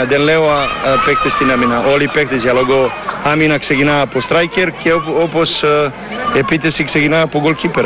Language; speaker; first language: Greek; non-native, learner; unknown